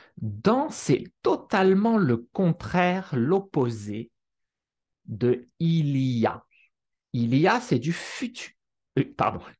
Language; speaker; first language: French; native; French